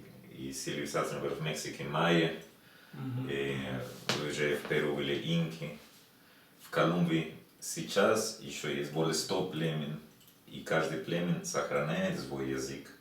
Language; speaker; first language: Russian; non-native, learner; Spanish